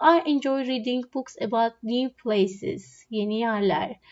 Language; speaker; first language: English; non-native, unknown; Turkish